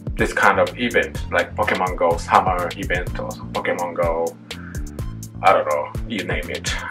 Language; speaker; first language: English; non-native, fluent; Japanese